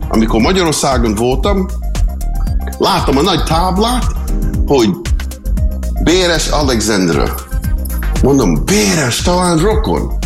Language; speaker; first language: Hungarian; early bilingual, heritage; Hungarian